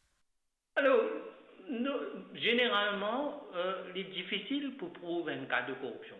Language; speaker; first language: French; non-native, local second language; Morisyen